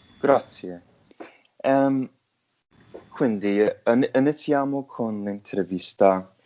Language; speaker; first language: Italian; non-native, learner; English